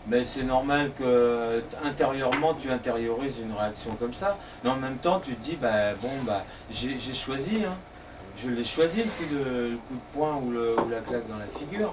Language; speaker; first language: French; native; French